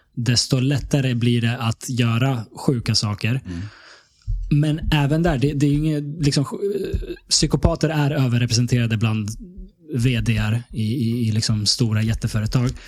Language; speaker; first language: Swedish; early bilingual, other home language; Bosnian